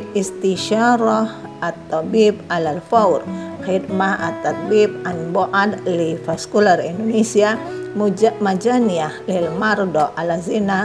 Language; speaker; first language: Arabic; non-native, fluent; Indonesian